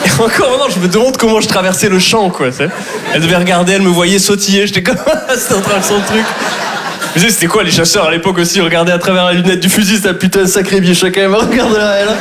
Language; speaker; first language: French; native; French